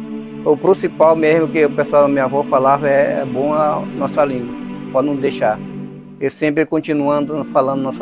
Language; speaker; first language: Portuguese; non-native, local second language; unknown